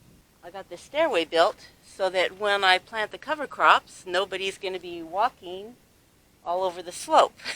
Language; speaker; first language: English; native; English